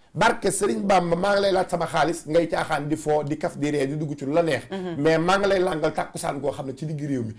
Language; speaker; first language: Wolof; native; Wolof